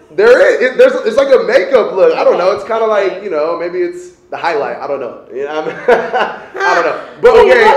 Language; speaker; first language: English; native; English